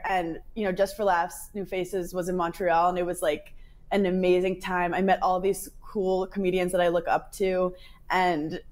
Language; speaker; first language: English; native; English